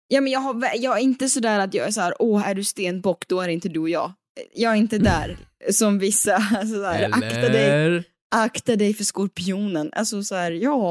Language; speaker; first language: Swedish; native; Swedish